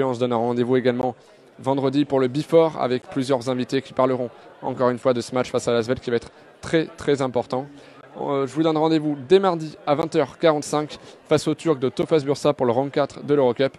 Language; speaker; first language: French; native; French